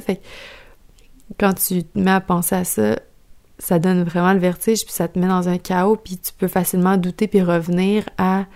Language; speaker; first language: French; native; French